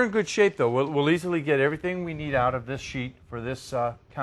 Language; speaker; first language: English; native; English